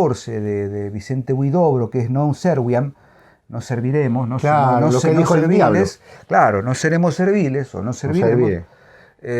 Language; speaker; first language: Spanish; native; Spanish